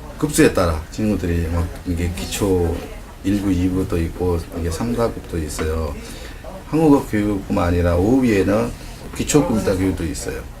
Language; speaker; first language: Korean; non-native, fluent; Burmese